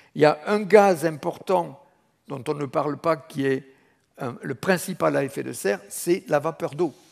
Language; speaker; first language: French; native; French